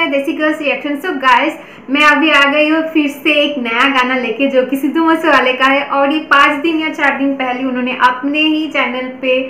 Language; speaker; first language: Hindi; non-native, local second language; Bangla